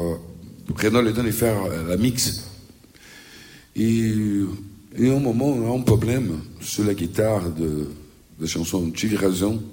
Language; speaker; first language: French; non-native, learner; Portuguese